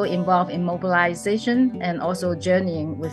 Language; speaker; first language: English; non-native, local second language; Cantonese